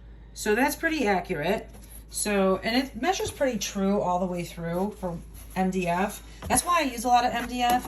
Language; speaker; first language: English; native; English